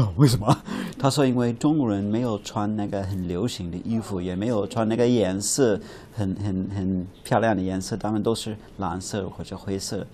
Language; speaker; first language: Chinese; non-native, fluent; English